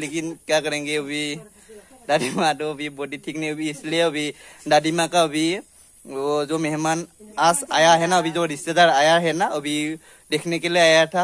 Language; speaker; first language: Hindi; non-native, local second language; Bodo